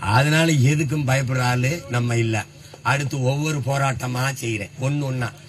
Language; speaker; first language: Tamil; native; Tamil